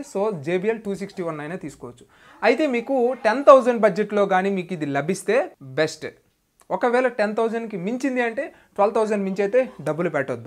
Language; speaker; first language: Telugu; native; Telugu